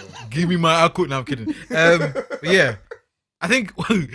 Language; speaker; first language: English; non-native, local second language; Akan